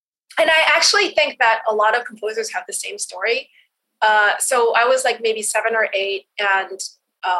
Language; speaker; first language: English; native; English